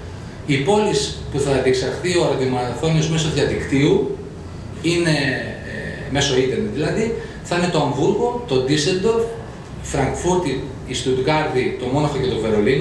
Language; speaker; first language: Greek; native; Greek